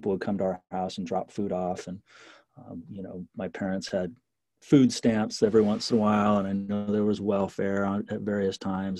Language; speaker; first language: English; native; English